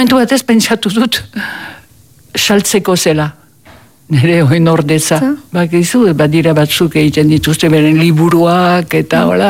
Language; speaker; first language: Basque; native; Basque